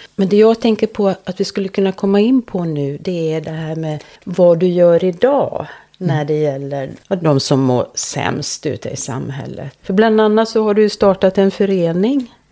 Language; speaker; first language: Swedish; native; Swedish